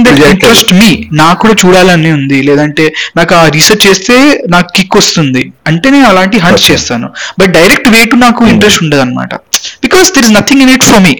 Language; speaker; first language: Telugu; non-native, local second language; Hindi